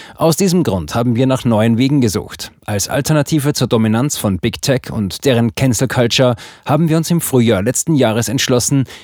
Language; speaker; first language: German; non-native, fluent; Chinese